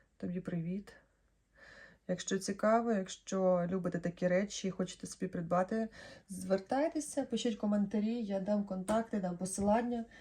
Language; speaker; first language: Ukrainian; non-native, local second language; Russian